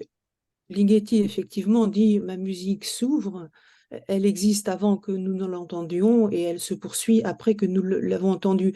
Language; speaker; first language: French; native; French